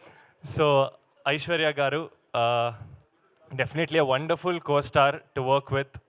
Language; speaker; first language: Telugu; non-native, learner; Kannada